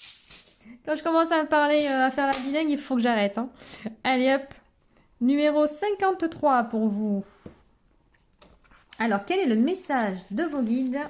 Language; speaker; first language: French; native; French